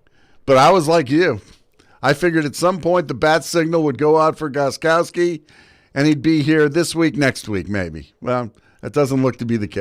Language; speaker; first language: English; native; English